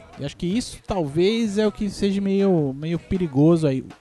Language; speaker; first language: Portuguese; native; Portuguese